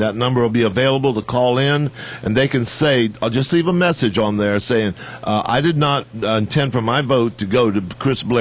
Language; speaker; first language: English; native; English